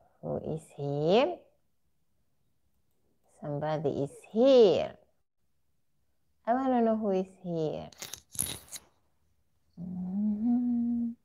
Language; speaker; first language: English; non-native, learner; Filipino